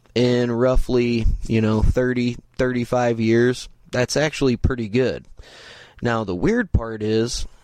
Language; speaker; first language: English; native; English